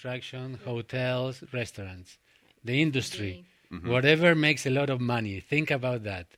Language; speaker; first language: English; non-native, fluent; Spanish